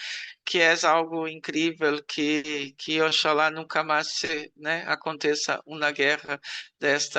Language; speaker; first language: Portuguese; non-native, learner; Spanish